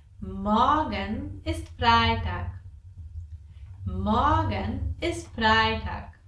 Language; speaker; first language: German; non-native, fluent; Polish